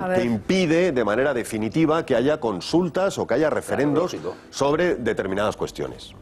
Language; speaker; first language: Spanish; native; Spanish